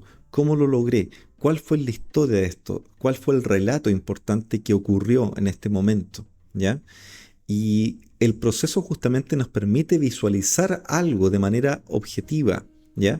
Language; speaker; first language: Spanish; native; Spanish